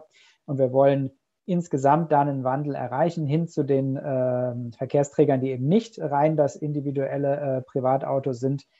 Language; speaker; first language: German; native; German